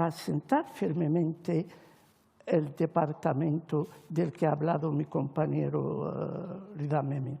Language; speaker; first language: Spanish; non-native, fluent; Arabic